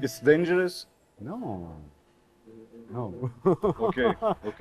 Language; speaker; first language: English; non-native, learner; Turkish